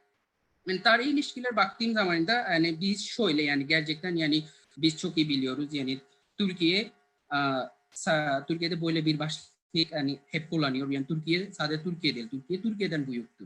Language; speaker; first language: Turkish; non-native, learner; Bangla